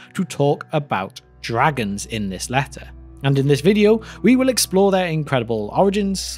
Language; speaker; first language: English; native; English